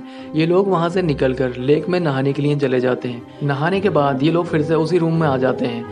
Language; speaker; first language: Hindi; native; Hindi